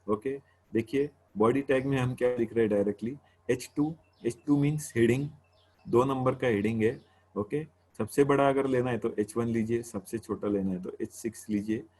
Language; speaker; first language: Hindi; non-native, local second language; Marathi